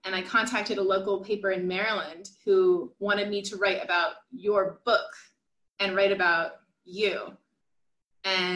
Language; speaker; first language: English; native; English